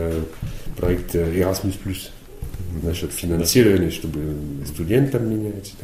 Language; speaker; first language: Russian; non-native, fluent; French